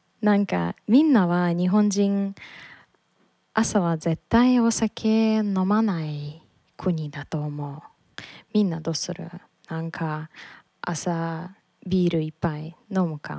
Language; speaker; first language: Japanese; non-native, learner; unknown